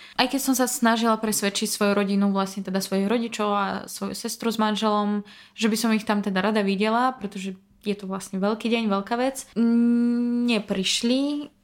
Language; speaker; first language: Slovak; non-native, fluent; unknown